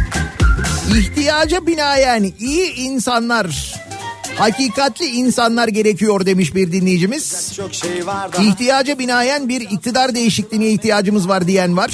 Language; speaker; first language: Turkish; native; Turkish